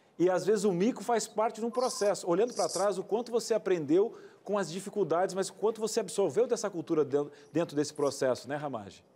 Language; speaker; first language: Portuguese; native; Portuguese